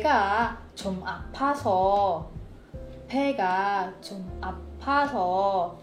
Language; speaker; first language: Korean; non-native, fluent; Indonesian